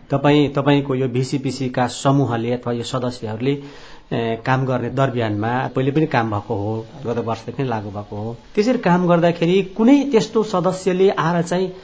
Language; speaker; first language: Nepali; native; Nepali